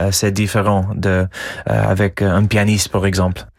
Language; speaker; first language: French; non-native, fluent; English